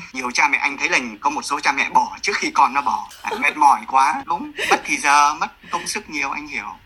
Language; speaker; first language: Vietnamese; early bilingual, heritage; Vietnamese